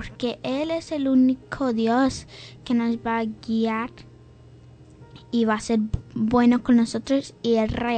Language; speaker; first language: Spanish; early bilingual, heritage; English